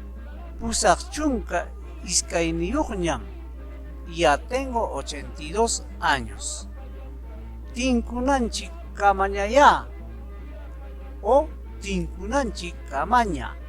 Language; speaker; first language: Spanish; non-native, local second language; Quechua